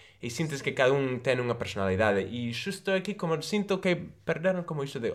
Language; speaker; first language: Galician; non-native, local second language; Spanish